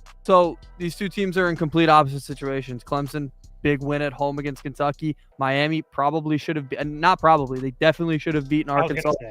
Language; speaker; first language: English; native; English